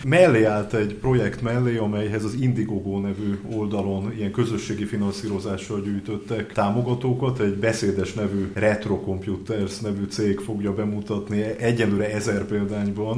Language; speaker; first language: Hungarian; native; Hungarian